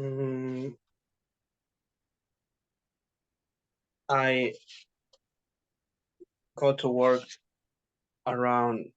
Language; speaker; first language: English; non-native, learner; Spanish